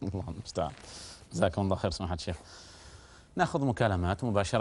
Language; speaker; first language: Arabic; native; Arabic